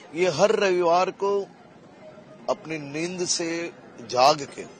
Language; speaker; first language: Hindi; non-native, local second language; Gujarati